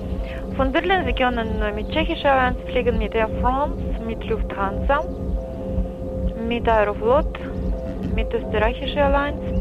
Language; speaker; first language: German; non-native, fluent; Armenian